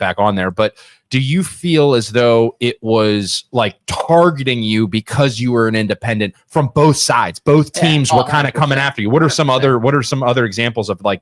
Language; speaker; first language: English; native; English